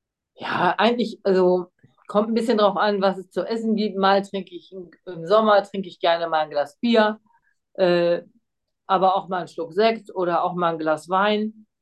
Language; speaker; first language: German; native; German